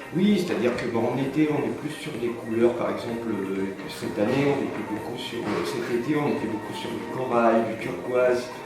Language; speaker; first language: French; native; French